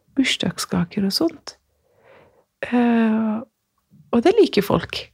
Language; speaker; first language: Norwegian; non-native, fluent; Persian